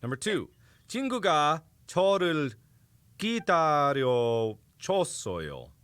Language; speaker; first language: Korean; non-native, learner; English